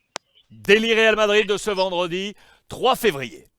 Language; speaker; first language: French; native; French